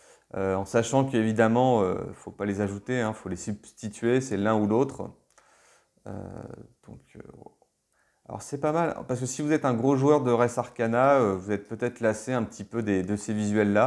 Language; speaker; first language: French; native; French